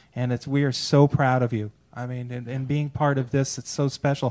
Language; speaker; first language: English; early bilingual, other home language; Italian